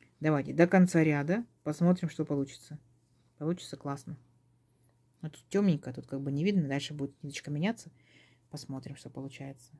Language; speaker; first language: Russian; native; Russian